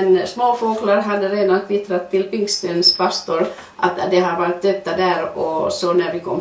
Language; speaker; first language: Swedish; non-native, fluent; Finnish